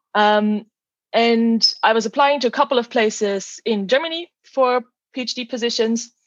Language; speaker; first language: English; non-native, fluent; German